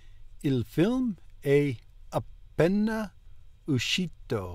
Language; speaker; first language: Italian; non-native, learner; English